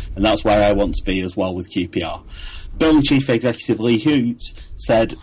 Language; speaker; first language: English; native; English